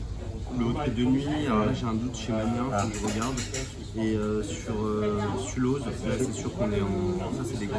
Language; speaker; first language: French; native; French